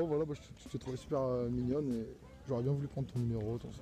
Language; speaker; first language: French; native; French